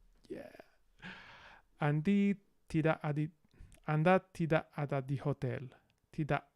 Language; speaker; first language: Indonesian; non-native, learner; English